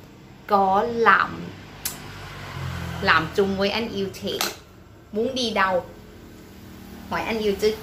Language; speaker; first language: Vietnamese; non-native, learner; Thai